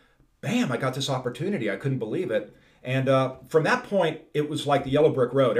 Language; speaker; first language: English; native; English